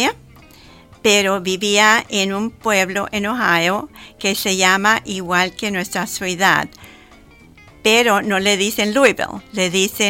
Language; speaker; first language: Spanish; early bilingual, heritage; Spanish